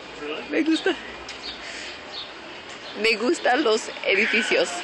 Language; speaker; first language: Spanish; non-native, learner; English